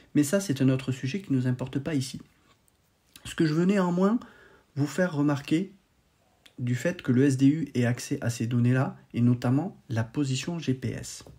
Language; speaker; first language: French; native; French